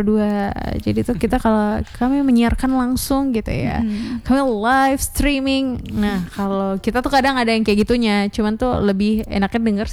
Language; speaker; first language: Indonesian; non-native, local second language; Minangkabau